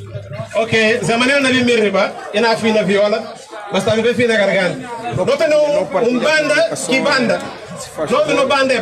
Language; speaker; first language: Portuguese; non-native, local second language; Upper Guinea Crioulo